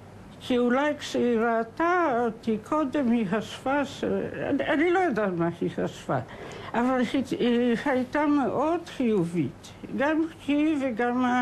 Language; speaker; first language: Hebrew; non-native, fluent; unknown